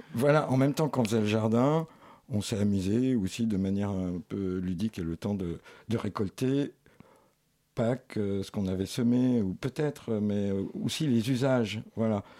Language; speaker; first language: French; native; French